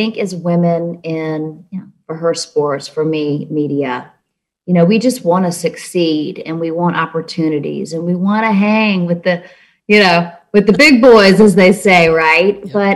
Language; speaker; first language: English; native; English